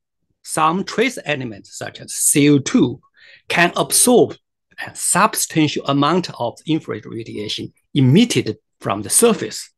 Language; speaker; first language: English; non-native, fluent; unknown